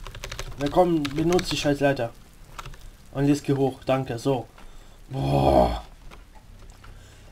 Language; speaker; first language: German; native; German